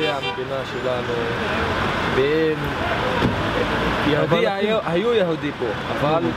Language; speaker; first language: Hebrew; non-native, local second language; Arabic